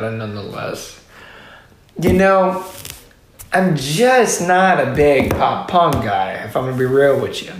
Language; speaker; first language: English; native; English